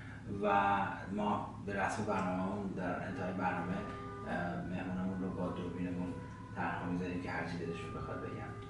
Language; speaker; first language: Persian; native; Persian